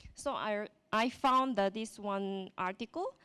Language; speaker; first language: English; non-native, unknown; Korean